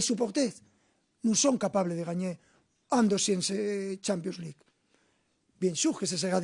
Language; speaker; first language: French; non-native, fluent; Spanish